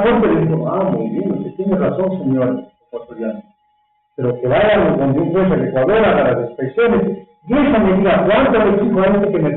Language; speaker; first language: Spanish; native; Spanish